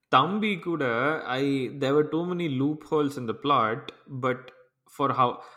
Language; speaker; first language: English; non-native, local second language; Tamil